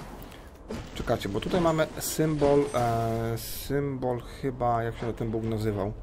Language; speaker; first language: Polish; native; Polish